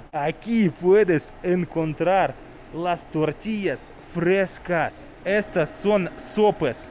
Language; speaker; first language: Spanish; non-native, learner; Russian